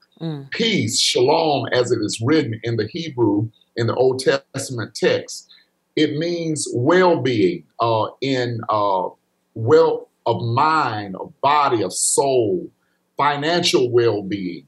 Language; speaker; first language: English; native; English